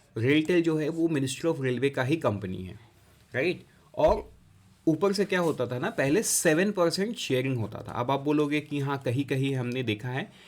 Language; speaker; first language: Hindi; non-native, local second language; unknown